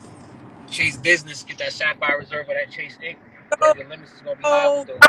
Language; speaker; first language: English; native; English